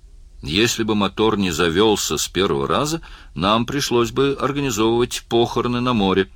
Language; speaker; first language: Russian; native; Russian